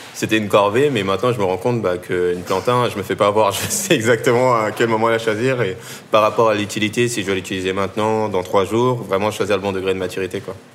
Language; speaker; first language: French; native; French